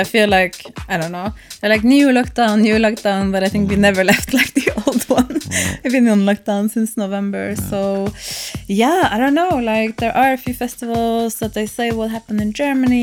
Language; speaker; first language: English; non-native, fluent; Norwegian